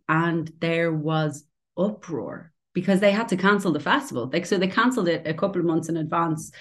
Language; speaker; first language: English; native; English